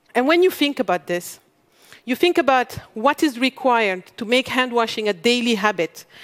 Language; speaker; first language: English; non-native, fluent; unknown